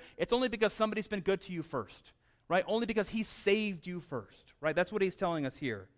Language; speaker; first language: English; native; English